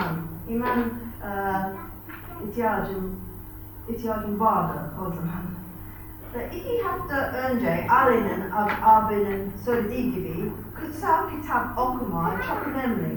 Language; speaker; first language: Turkish; non-native, fluent; English